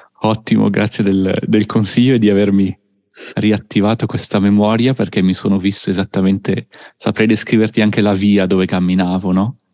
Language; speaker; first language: Italian; native; Italian